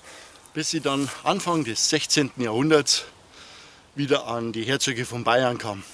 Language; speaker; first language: German; native; German